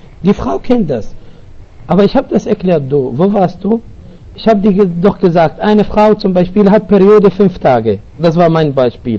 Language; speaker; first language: German; non-native, fluent; Arabic